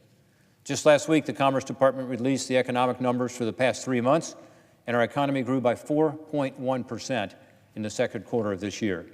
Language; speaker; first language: English; native; English